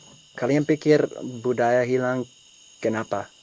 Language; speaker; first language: Indonesian; non-native, learner; English